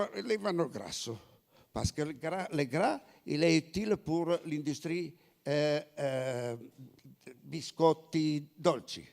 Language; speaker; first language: French; non-native, fluent; Italian